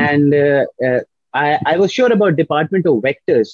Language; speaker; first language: English; non-native, local second language; Hindi